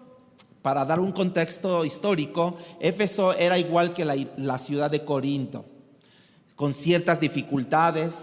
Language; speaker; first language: Spanish; native; Spanish